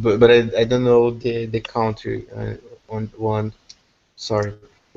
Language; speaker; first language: English; non-native, learner; Portuguese